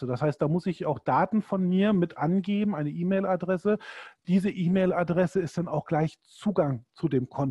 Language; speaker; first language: German; native; German